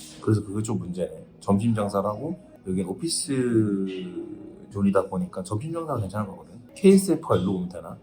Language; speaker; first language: Korean; native; Korean